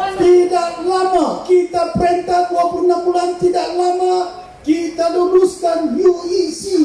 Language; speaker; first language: Malay; non-native, local second language; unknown